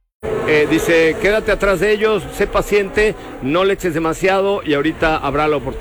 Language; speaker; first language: Spanish; native; Spanish